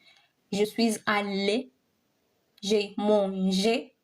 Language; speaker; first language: French; non-native, local second language; Swahili